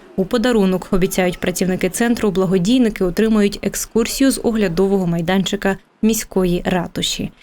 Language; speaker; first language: Ukrainian; native; Ukrainian